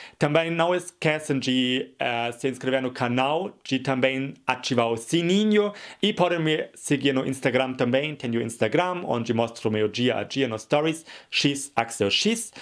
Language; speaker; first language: Portuguese; non-native, fluent; German